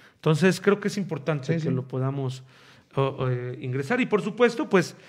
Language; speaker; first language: Spanish; native; Spanish